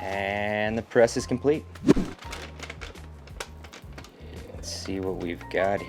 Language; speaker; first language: English; native; English